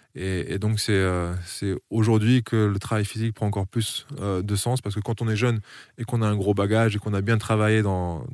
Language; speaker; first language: French; native; French